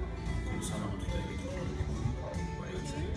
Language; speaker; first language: Arabic; native; Arabic